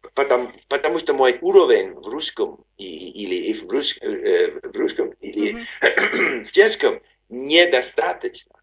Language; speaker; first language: Russian; non-native, learner; English